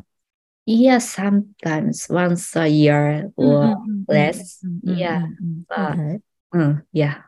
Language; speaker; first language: English; non-native, learner; Japanese